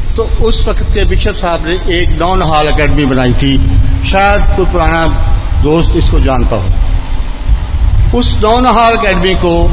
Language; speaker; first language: Urdu; native; Urdu